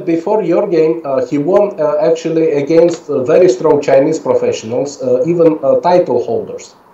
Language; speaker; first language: English; non-native, fluent; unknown